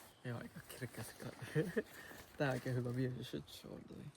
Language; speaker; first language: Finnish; non-native, learner; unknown